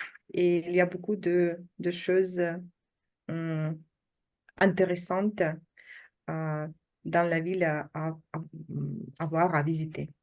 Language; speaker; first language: French; non-native, fluent; Russian